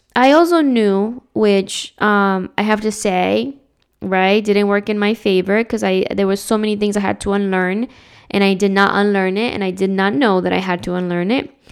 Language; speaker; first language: English; early bilingual, other home language; Spanish